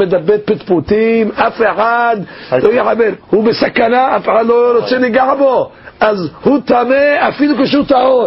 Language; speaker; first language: Hebrew; non-native, fluent; English